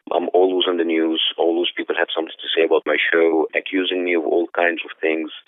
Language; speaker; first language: English; non-native, fluent; Arabic